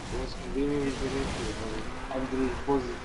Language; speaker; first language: German; non-native, learner; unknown